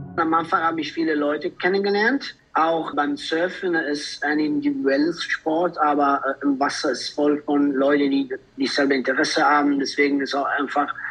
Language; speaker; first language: German; non-native, fluent; Italian